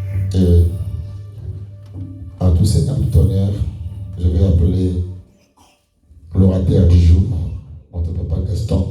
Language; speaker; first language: French; non-native, local second language; Lingala